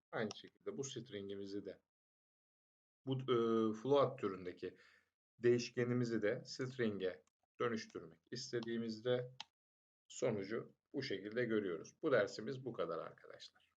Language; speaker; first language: Turkish; native; Turkish